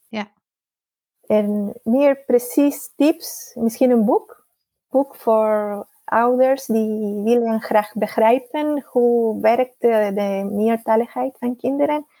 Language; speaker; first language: Dutch; non-native, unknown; Spanish